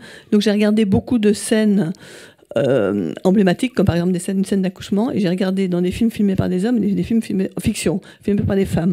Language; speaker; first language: French; native; French